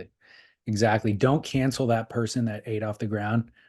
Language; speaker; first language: English; native; English